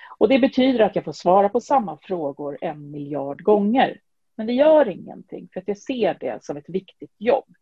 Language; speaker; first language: Swedish; native; Swedish